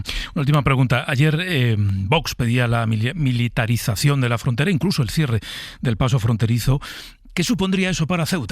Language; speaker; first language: Spanish; native; Spanish